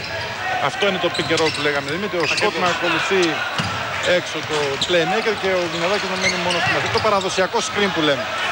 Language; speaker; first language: Greek; native; Greek